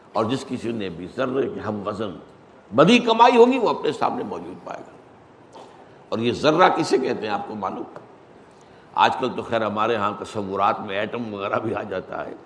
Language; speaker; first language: Urdu; native; Urdu